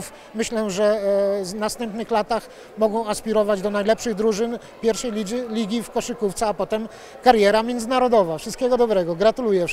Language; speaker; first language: Polish; native; Polish